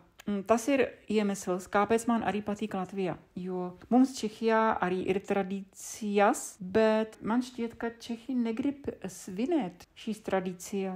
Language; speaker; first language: Latvian; non-native, fluent; Czech